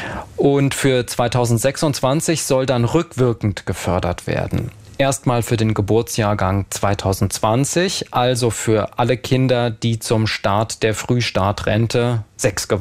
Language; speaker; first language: German; native; German